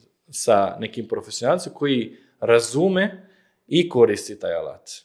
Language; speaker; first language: Serbian; non-native, fluent; Slovenian